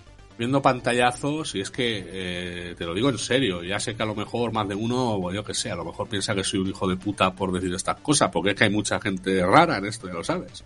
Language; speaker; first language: Spanish; native; Spanish